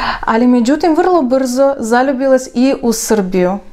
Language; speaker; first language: Serbian; non-native, learner; Russian